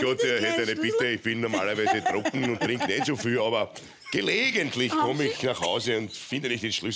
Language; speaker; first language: German; native; German